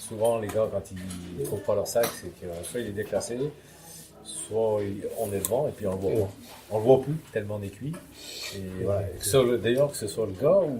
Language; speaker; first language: French; native; French